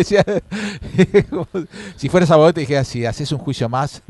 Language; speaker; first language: Spanish; native; Spanish